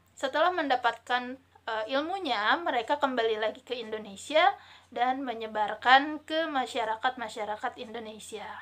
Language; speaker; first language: Indonesian; native; Indonesian